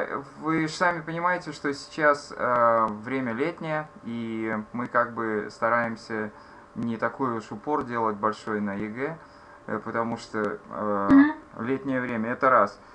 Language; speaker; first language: Russian; native; Russian